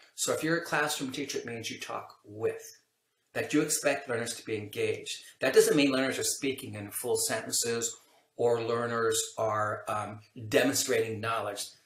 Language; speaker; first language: English; native; English